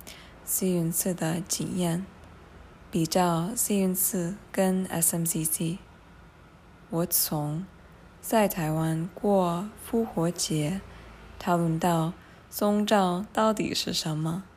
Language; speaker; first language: Chinese; non-native, fluent; English